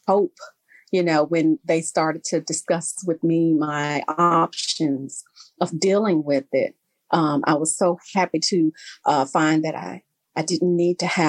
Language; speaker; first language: English; native; English